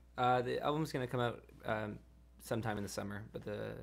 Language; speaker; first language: English; native; English